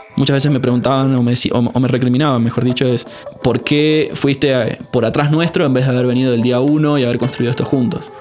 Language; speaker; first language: Spanish; native; Spanish